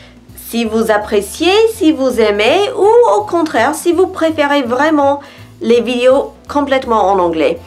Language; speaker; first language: French; non-native, fluent; English